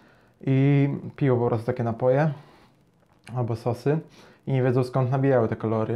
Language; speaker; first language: Polish; native; Polish